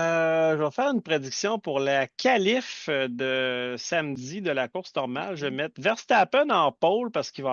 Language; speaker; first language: French; native; French